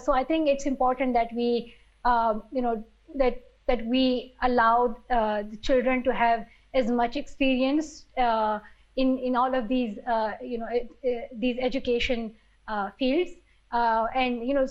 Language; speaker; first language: English; non-native, local second language; Pashto